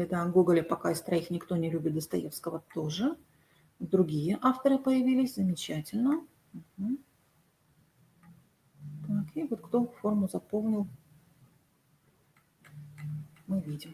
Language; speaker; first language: Russian; native; Russian